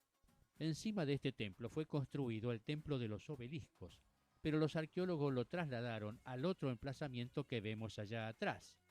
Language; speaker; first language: Spanish; native; Spanish